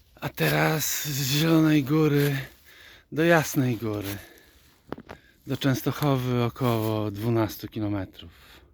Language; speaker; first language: Polish; native; Polish